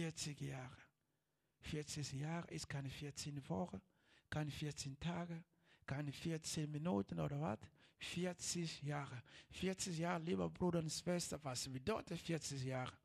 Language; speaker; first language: German; non-native, learner; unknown